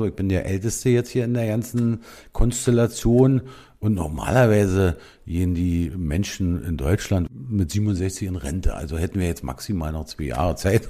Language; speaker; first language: German; native; German